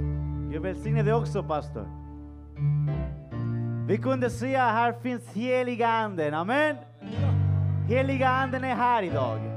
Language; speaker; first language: Swedish; non-native, fluent; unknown